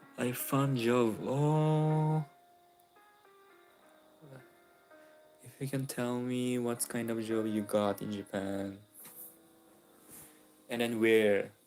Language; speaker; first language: English; non-native, local second language; Filipino